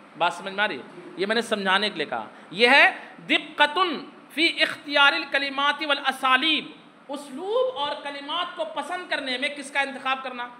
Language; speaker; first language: Urdu; native; Urdu